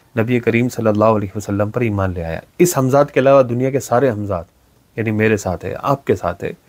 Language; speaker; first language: Urdu; native; Urdu